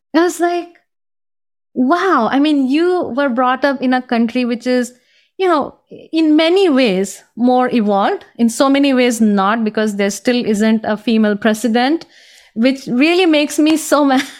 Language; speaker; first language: English; non-native, local second language; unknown